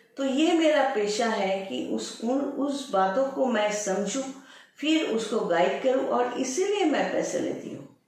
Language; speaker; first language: Hindi; non-native, local second language; Bangla